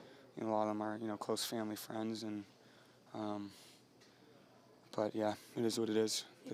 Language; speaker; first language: English; native; English